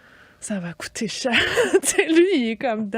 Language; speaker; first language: French; native; French